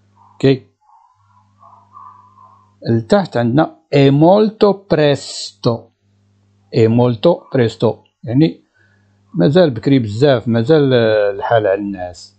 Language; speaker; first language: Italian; non-native, fluent; Arabic